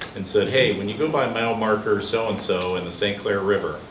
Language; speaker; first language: English; native; English